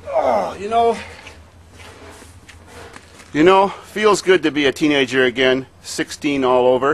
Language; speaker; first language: English; native; English